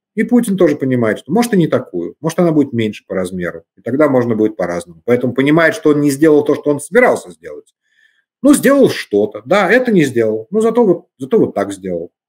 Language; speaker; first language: Russian; native; Russian